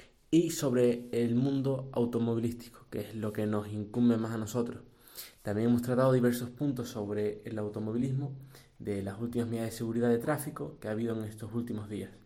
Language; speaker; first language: Spanish; native; Spanish